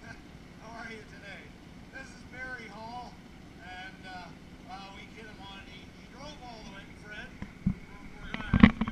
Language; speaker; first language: English; native; English